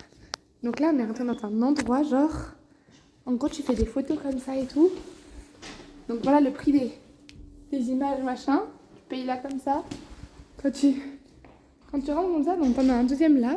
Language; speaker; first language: French; native; French